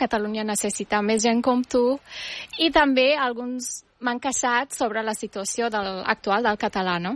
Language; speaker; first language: Catalan; non-native, fluent; Turkish